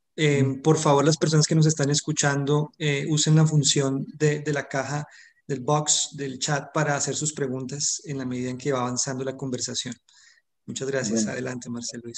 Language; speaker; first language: Spanish; native; Spanish